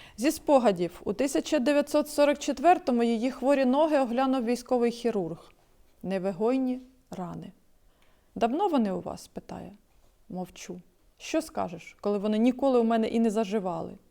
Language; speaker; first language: Ukrainian; native; Ukrainian